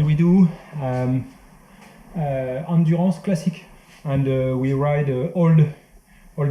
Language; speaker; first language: English; non-native, learner; French